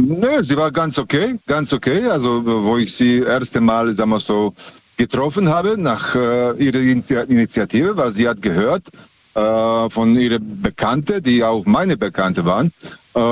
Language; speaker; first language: German; native; German